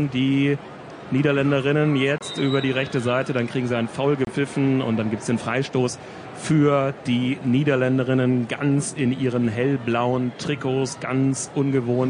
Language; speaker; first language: German; native; German